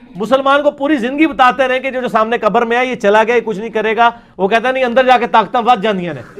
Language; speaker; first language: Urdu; non-native, local second language; Punjabi